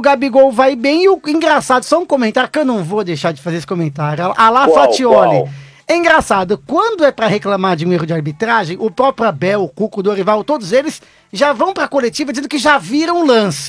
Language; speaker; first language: Portuguese; native; Portuguese